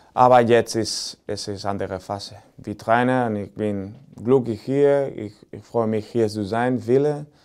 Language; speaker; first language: German; non-native, learner; Spanish